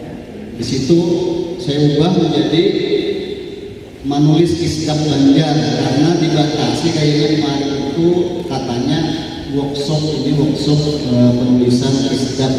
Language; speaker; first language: Indonesian; non-native, local second language; Banjar